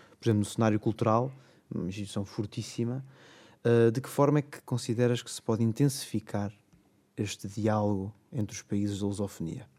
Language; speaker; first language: Portuguese; native; Portuguese